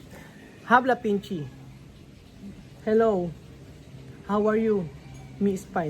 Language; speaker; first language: English; non-native, learner; Filipino